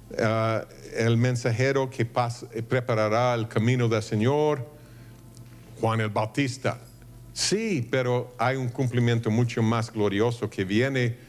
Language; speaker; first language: Spanish; non-native, fluent; English